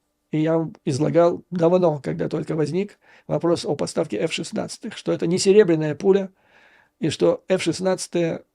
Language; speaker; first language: Russian; native; Russian